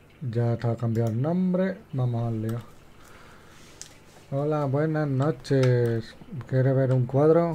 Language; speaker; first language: Spanish; native; Spanish